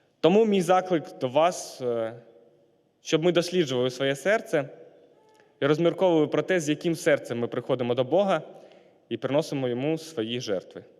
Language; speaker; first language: Ukrainian; non-native, local second language; Russian